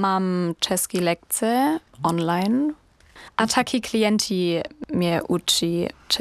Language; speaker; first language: Czech; non-native, learner; German